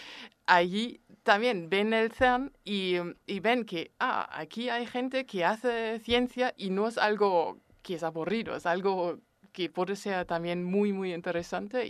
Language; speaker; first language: Spanish; non-native, fluent; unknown